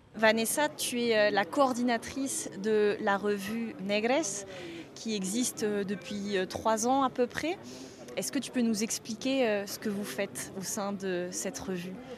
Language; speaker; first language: French; native; French